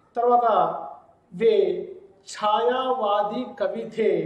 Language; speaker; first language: Hindi; non-native, local second language; Telugu